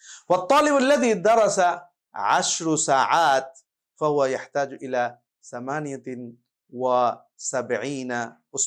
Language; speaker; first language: Arabic; non-native, fluent; Bangla